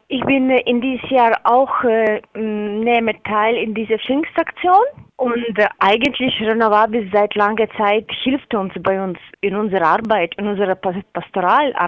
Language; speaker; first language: German; non-native, learner; Latvian